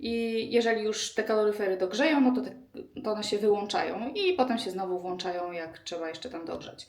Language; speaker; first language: Polish; native; Polish